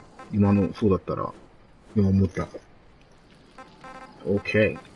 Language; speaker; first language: Japanese; native; Japanese